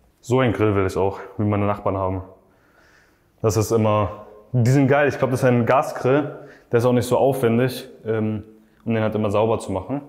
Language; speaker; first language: German; native; German